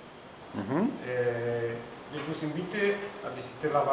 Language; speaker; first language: French; non-native, learner; Spanish